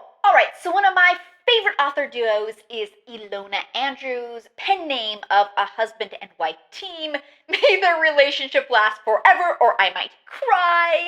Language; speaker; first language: English; native; English